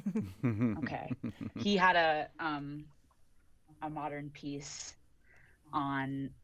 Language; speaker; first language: English; native; English